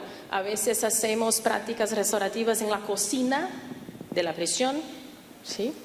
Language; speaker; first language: Spanish; non-native, fluent; Portuguese